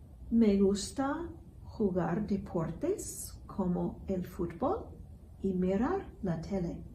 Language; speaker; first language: Spanish; non-native, fluent; English